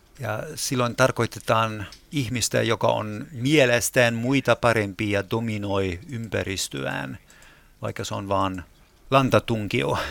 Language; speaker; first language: Finnish; non-native, fluent; German